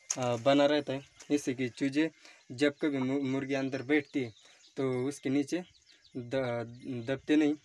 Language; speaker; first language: Hindi; non-native, local second language; Marathi